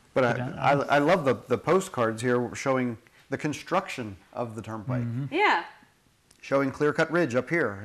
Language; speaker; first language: English; native; English